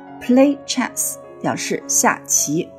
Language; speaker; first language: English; non-native, fluent; Chinese